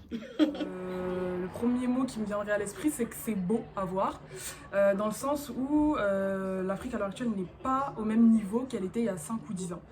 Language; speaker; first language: French; native; French